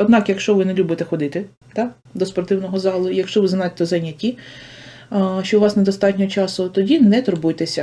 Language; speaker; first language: Ukrainian; native; Ukrainian